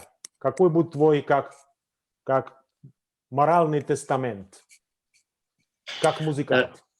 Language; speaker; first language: Russian; non-native, fluent; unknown